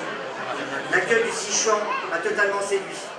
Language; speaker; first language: French; native; French